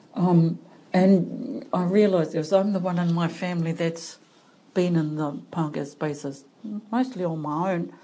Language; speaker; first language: English; native; English